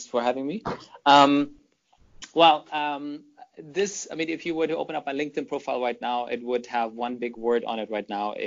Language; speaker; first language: English; non-native, fluent; German